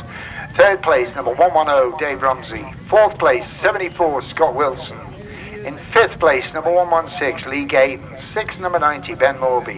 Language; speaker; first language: English; native; English